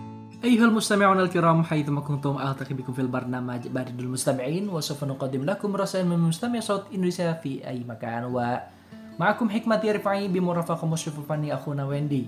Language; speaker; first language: Arabic; non-native, fluent; Indonesian